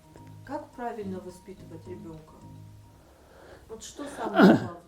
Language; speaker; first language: Russian; native; Russian